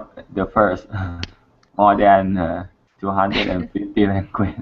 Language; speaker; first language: English; non-native, learner; Thai